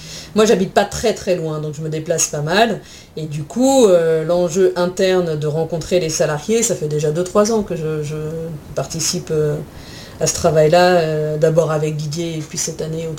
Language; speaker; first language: French; native; French